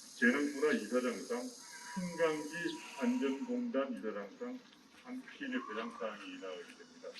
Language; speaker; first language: Korean; native; Korean